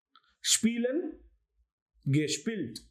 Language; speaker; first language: German; non-native, learner; Gujarati